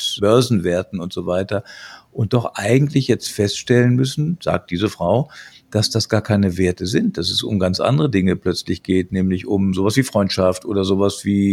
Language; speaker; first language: German; native; German